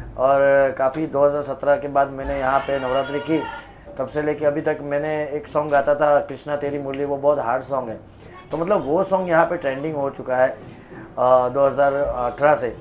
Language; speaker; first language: Hindi; non-native, local second language; Gujarati